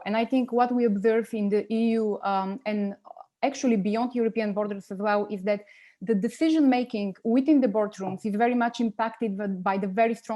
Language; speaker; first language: English; non-native, fluent; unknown